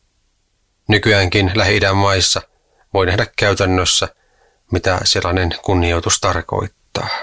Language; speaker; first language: Finnish; native; Finnish